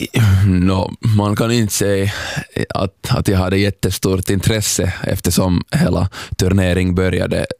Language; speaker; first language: Swedish; non-native, local second language; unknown